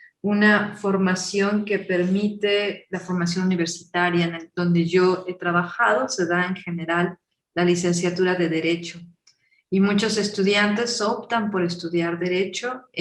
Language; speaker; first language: Spanish; native; Spanish